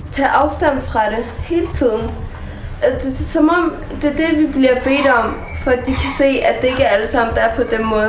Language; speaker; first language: Danish; early bilingual, other home language; Arabic